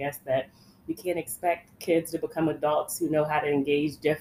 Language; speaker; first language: English; native; English